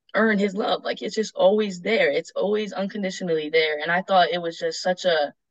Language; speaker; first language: English; native; English